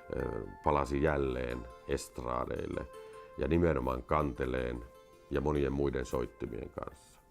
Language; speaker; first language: Finnish; native; Finnish